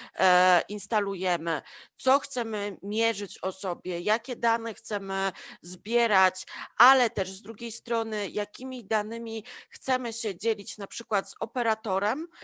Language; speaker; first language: Polish; native; Polish